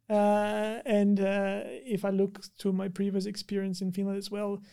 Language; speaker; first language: English; non-native, fluent; Portuguese